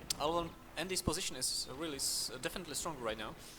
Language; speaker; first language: English; non-native, fluent; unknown